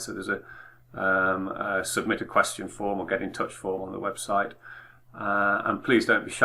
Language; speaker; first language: English; native; English